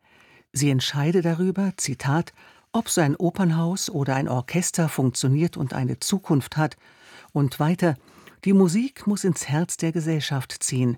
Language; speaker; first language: German; native; German